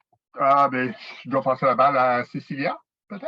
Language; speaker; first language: French; native; French